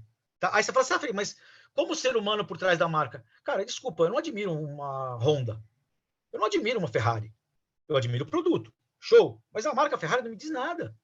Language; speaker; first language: Portuguese; native; Portuguese